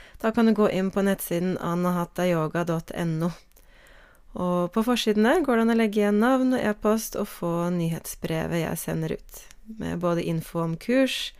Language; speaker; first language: Norwegian; native; Norwegian